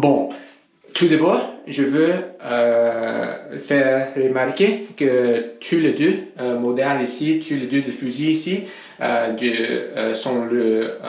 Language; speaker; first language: French; non-native, learner; English